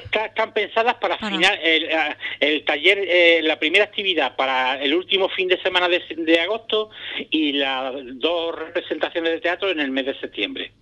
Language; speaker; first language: Spanish; native; Spanish